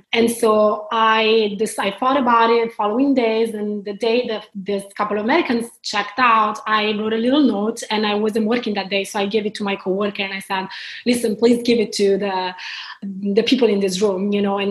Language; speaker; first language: English; non-native, fluent; Italian